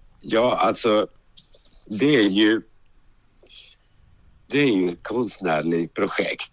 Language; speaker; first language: Swedish; native; Swedish